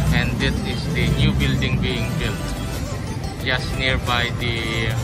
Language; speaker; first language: English; non-native, local second language; Iloko